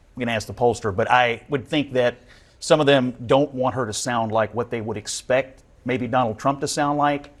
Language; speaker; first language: English; native; English